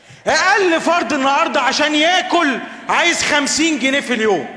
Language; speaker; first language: Arabic; native; Arabic